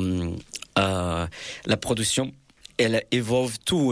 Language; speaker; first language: French; non-native, fluent; Portuguese